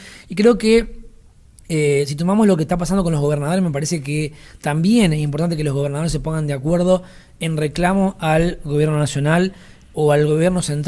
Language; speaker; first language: Spanish; native; Spanish